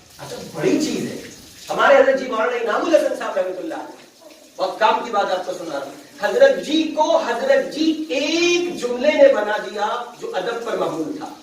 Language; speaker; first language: Urdu; native; Urdu